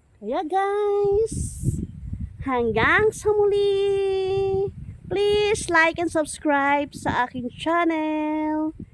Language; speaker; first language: Filipino; non-native, local second language; Cebuano